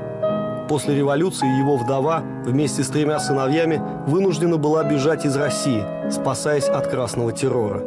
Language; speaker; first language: Russian; native; Russian